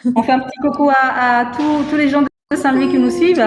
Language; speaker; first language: French; native; French